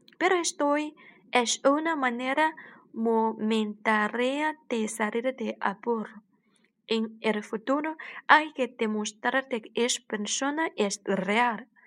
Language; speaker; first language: Spanish; non-native, learner; Chinese